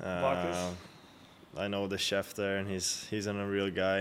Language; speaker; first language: English; non-native, fluent; Swedish